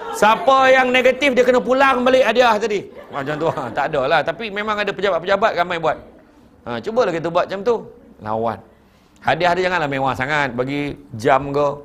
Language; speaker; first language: Malay; native; Malay